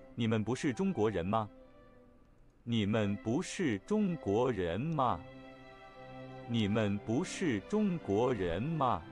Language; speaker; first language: Chinese; non-native, learner; English